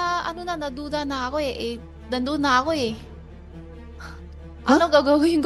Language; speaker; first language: Filipino; non-native, learner; Chinese